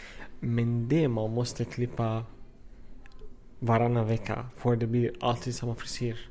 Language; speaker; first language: Swedish; non-native, fluent; Arabic